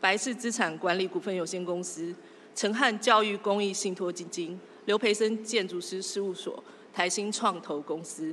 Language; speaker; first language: Chinese; native; Chinese